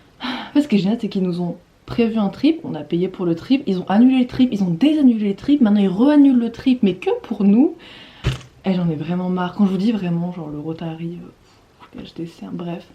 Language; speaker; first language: French; native; French